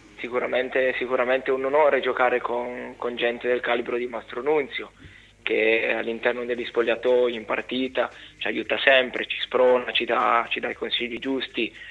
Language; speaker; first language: Italian; native; Italian